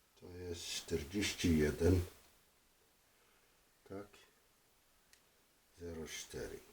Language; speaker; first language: Polish; non-native, learner; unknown